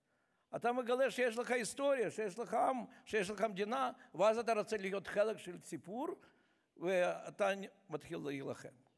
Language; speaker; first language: Hebrew; non-native, fluent; Russian